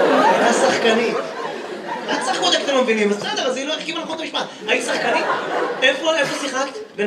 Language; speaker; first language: Hebrew; native; Hebrew